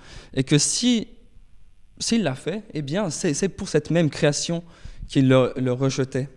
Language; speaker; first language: French; native; French